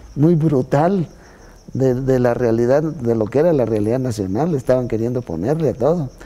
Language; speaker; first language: Spanish; native; Spanish